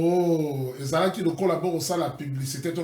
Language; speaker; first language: French; non-native, local second language; Lingala